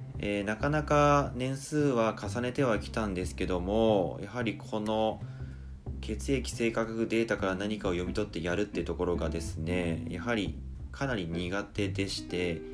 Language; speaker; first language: Japanese; native; Japanese